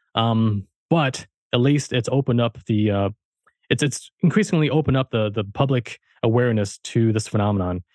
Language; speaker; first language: English; early bilingual, heritage; German